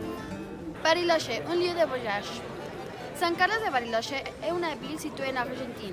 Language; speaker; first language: French; non-native, learner; Spanish